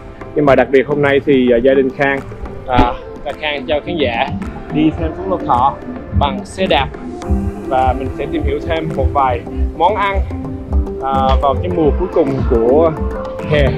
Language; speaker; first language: Vietnamese; early bilingual, heritage; Vietnamese